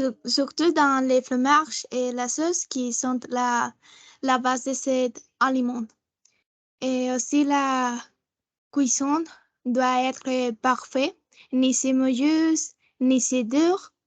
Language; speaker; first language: French; non-native, learner; Spanish